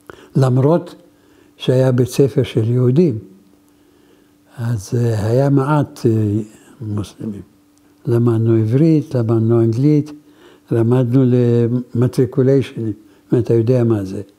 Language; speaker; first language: Hebrew; non-native, fluent; Arabic